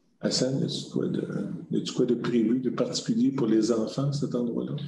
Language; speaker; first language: French; native; French